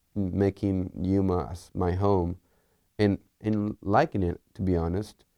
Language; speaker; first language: English; early bilingual, other home language; Spanish